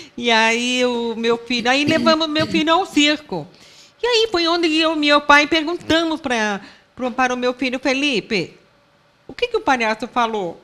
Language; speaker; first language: Portuguese; non-native, local second language; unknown